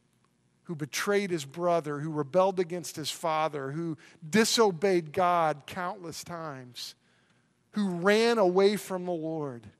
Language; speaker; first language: English; native; English